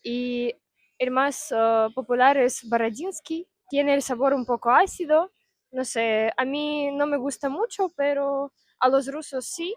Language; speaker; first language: Spanish; non-native, fluent; Russian